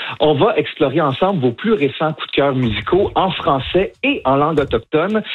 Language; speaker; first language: French; native; French